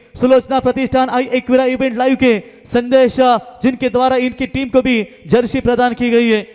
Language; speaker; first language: Hindi; non-native, local second language; Marathi